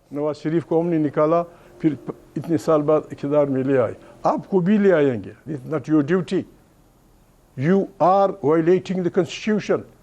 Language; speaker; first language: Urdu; non-native, local second language; Pashto